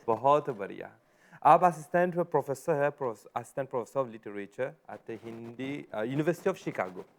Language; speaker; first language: Hindi; non-native, local second language; Morisyen